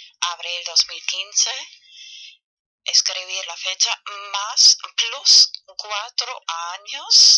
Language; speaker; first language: Spanish; non-native, fluent; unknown